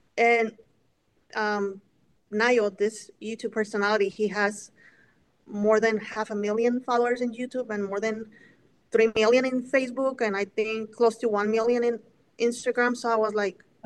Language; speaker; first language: English; non-native, fluent; Spanish